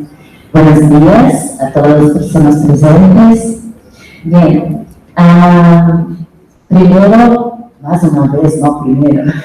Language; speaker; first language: Spanish; non-native, fluent; Portuguese